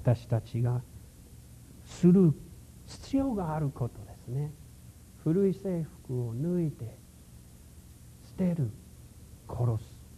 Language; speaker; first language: Japanese; non-native, fluent; English